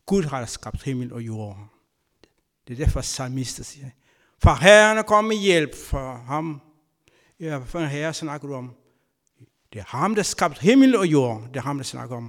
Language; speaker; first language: Danish; non-native, fluent; Kabuverdianu